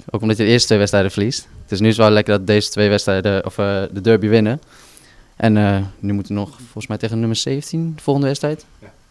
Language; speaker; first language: Dutch; native; Dutch